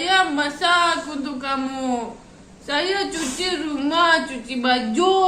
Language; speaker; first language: Indonesian; non-native, learner; Russian